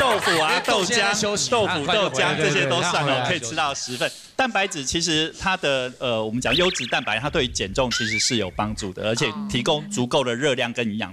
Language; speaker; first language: Chinese; native; Chinese